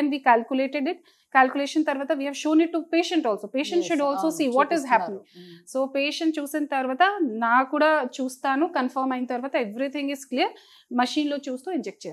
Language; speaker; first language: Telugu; non-native, fluent; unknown